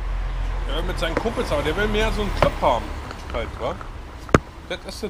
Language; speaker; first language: German; native; German